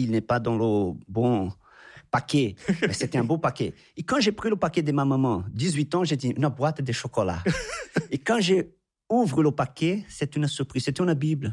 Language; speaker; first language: French; non-native, fluent; Portuguese